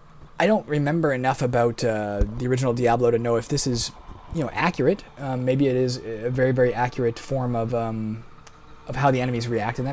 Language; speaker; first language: English; native; English